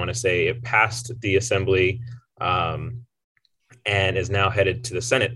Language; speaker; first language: English; native; English